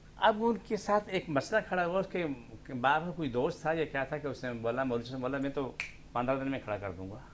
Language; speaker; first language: Urdu; non-native, local second language; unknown